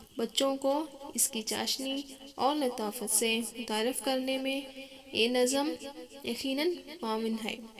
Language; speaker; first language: Urdu; native; Urdu